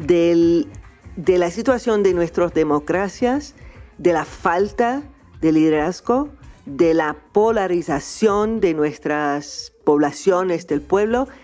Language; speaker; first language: Spanish; non-native, fluent; English